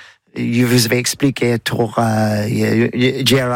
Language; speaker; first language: French; non-native, learner; English